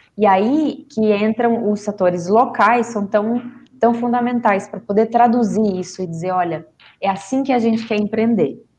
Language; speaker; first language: Portuguese; non-native, fluent; Spanish